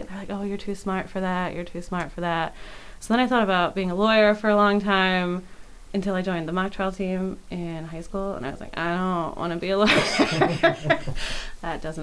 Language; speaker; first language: English; native; English